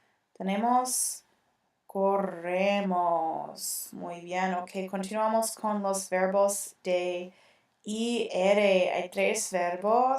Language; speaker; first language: Spanish; non-native, fluent; English